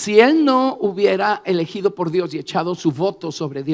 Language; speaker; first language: Spanish; native; Spanish